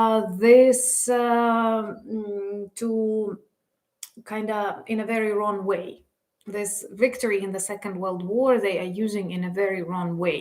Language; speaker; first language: English; non-native, fluent; Ukrainian